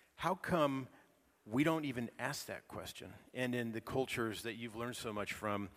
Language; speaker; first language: English; native; English